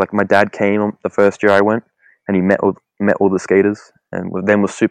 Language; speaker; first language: English; native; English